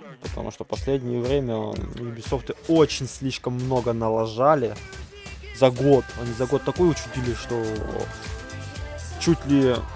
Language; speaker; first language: Russian; native; Russian